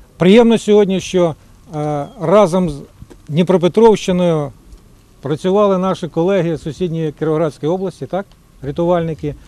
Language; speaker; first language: Ukrainian; non-native, local second language; Russian